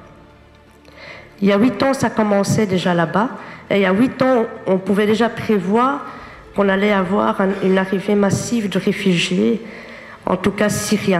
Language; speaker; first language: French; native; French